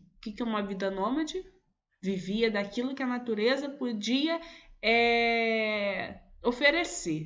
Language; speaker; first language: Portuguese; native; Portuguese